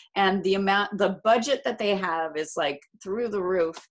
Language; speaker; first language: English; native; English